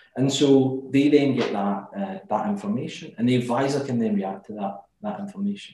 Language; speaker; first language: English; native; English